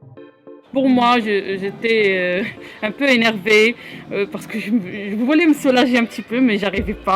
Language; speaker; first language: French; non-native, learner; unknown